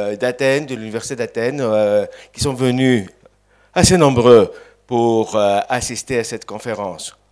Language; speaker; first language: French; non-native, fluent; Greek